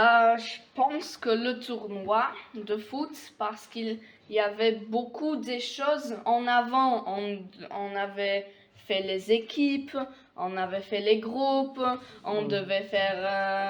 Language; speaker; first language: French; non-native, fluent; Polish